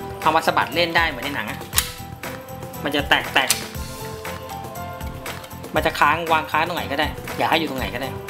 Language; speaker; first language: Thai; native; Thai